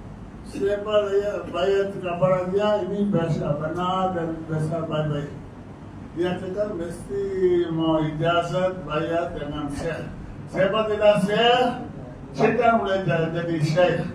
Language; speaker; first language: Indonesian; non-native, learner; Tamil